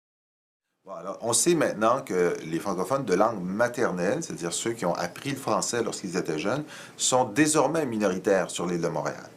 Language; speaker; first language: French; native; French